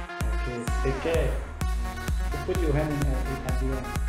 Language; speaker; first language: English; non-native, learner; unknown